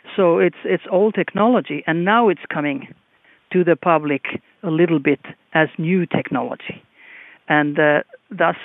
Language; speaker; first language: English; non-native, fluent; Finnish